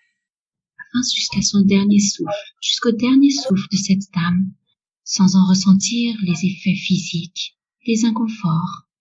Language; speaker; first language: French; native; French